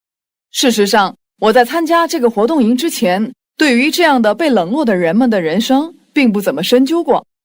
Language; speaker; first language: Chinese; non-native, fluent; Korean